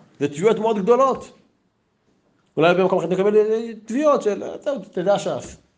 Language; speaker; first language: Hebrew; native; Hebrew